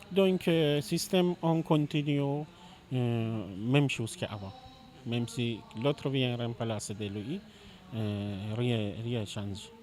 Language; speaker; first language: French; non-native, learner; Persian